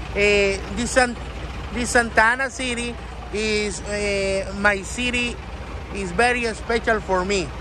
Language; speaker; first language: English; non-native, learner; Spanish